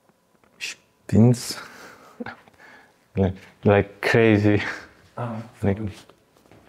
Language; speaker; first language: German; non-native, learner; Persian